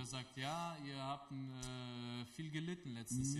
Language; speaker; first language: German; non-native, fluent; Russian